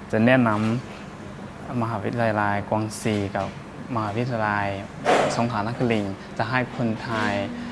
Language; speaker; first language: Thai; non-native, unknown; Chinese